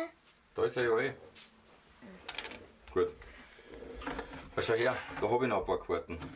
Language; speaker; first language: German; native; German